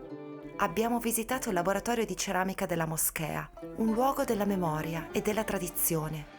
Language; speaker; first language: Italian; native; Italian